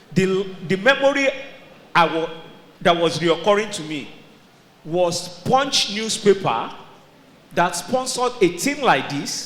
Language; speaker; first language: English; non-native, local second language; Yoruba